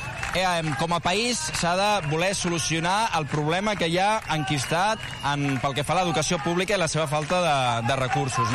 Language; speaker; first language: Catalan; native; Catalan